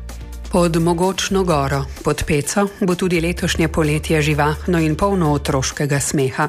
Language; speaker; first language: Slovenian; native; Slovenian